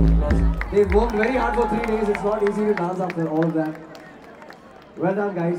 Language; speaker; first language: English; non-native, local second language; Hindi